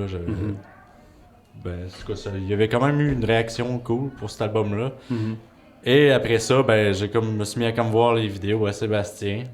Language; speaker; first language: French; native; French